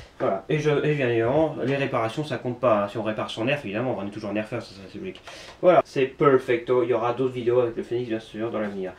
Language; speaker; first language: French; native; French